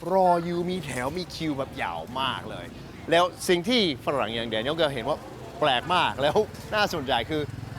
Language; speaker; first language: Thai; non-native, fluent; English